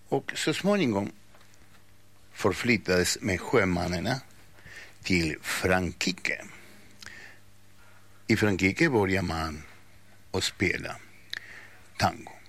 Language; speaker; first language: Swedish; non-native, fluent; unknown